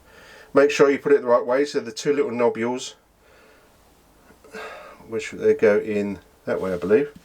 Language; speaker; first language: English; native; English